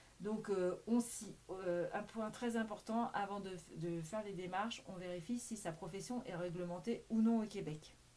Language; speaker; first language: French; native; French